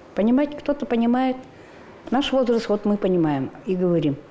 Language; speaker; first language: Russian; non-native, local second language; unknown